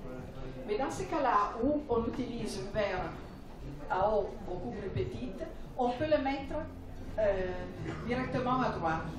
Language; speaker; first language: French; non-native, fluent; Italian